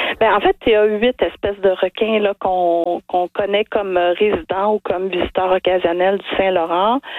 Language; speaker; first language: French; native; French